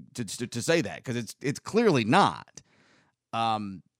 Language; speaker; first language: English; native; English